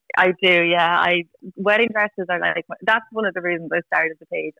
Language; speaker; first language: English; native; English